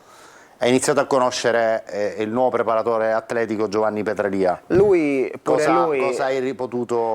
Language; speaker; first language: Italian; native; Italian